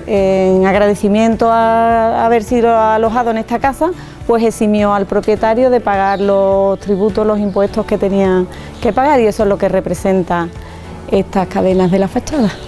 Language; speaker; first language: Spanish; native; Spanish